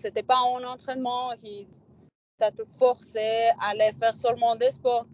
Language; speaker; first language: French; non-native, learner; Persian